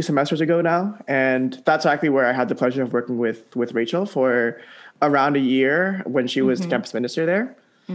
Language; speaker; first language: English; native; English